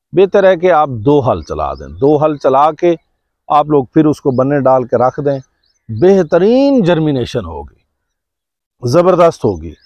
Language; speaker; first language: Urdu; non-native, local second language; Saraiki